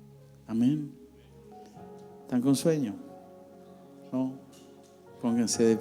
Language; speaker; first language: Spanish; native; Spanish